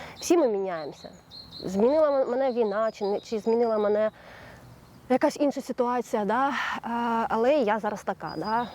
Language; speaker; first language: Ukrainian; native; Ukrainian